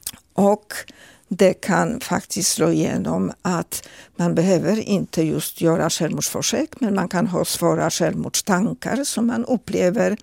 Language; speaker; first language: Swedish; non-native, fluent; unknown